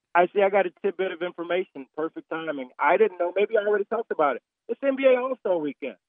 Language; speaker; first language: English; native; English